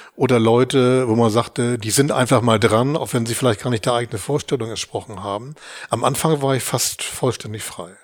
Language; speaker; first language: German; native; German